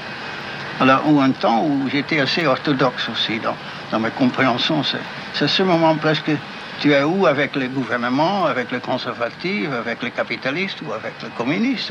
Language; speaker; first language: French; non-native, fluent; Dutch